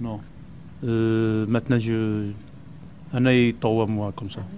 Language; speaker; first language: French; non-native, learner; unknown